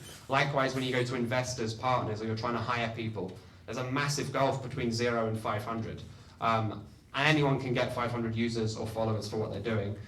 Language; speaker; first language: English; native; English